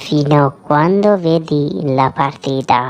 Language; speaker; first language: Italian; non-native, learner; Urdu